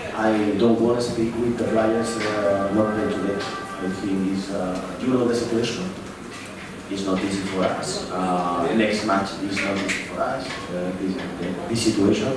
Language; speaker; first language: English; non-native, learner; Spanish